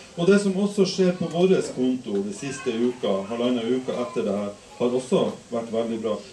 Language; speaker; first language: Norwegian; native; Norwegian